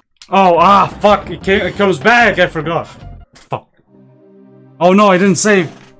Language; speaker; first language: English; non-native, fluent; Swiss German